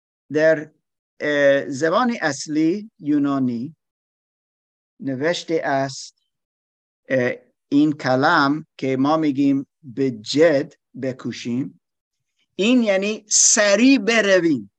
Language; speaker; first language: Persian; non-native, fluent; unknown